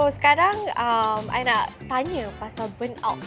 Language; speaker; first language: Malay; native; Malay